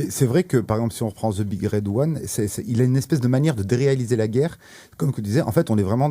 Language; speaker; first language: French; native; French